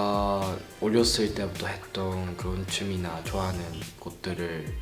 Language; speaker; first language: Korean; non-native, learner; Japanese